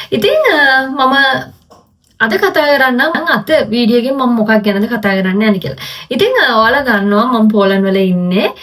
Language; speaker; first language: Sinhala; native; Sinhala